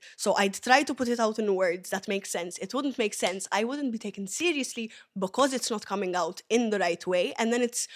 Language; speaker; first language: English; early bilingual, other home language; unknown